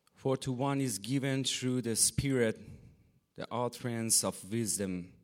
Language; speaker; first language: English; non-native, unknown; Persian